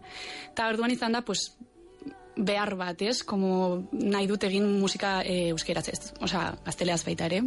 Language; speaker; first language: Basque; non-native, local second language; Spanish